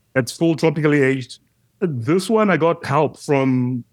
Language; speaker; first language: English; non-native, local second language; Shona